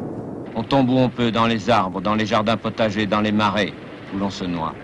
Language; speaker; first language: French; native; French